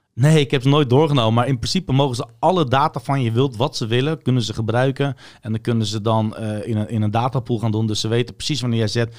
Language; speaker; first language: Dutch; early bilingual, other home language; Bosnian